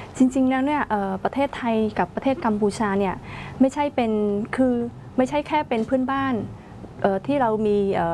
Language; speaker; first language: Thai; non-native, fluent; Khmer